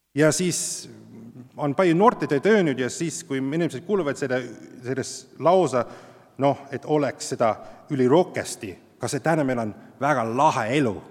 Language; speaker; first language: Estonian; non-native, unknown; English